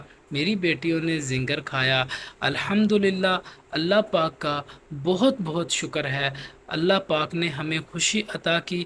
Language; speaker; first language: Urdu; non-native, local second language; Punjabi